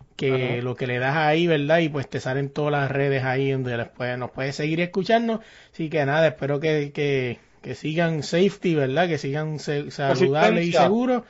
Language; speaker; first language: Spanish; native; Spanish